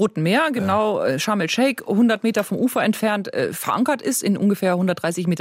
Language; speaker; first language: German; native; German